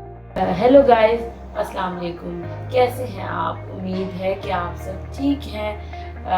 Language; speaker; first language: Hindi; non-native, local second language; Sindhi